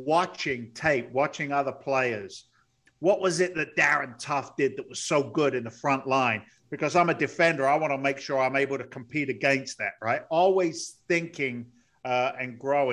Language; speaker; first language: English; native; English